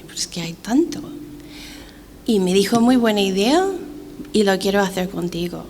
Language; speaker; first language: Spanish; non-native, fluent; English